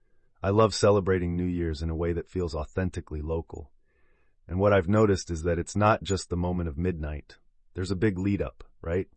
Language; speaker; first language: English; native; English